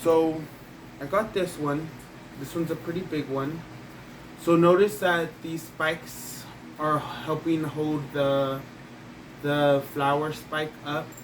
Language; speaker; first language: English; native; English